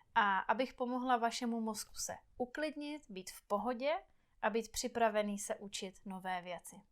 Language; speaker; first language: Czech; native; Czech